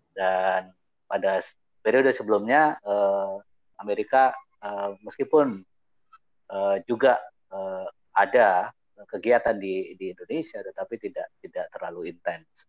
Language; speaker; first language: Indonesian; native; Indonesian